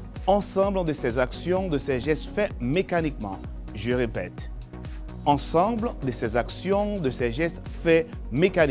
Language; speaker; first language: French; non-native, fluent; Spanish